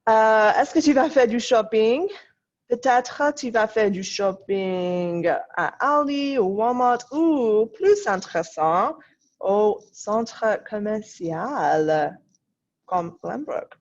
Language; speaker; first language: French; non-native, fluent; English